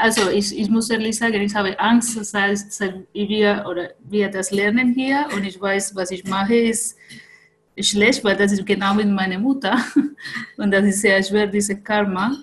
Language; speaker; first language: German; non-native, fluent; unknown